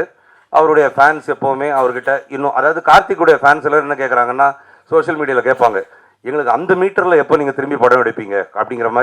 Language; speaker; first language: Tamil; native; Tamil